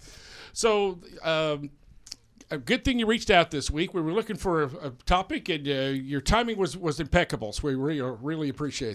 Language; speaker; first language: English; native; English